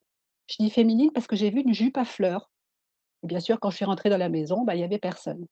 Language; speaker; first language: French; native; French